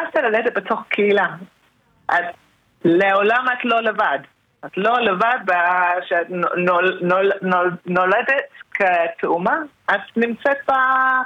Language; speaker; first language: Hebrew; non-native, fluent; English